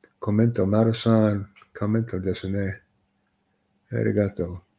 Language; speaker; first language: Japanese; non-native, learner; English